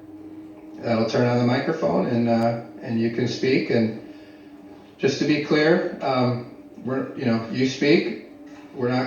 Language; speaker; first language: English; native; English